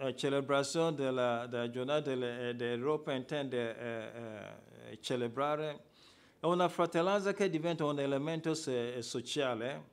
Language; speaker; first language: Italian; non-native, fluent; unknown